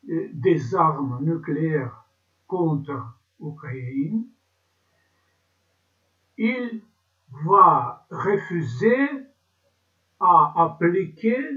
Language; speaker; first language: French; non-native, learner; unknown